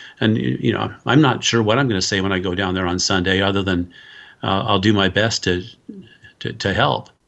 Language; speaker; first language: English; native; English